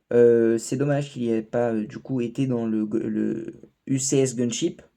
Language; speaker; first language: French; native; French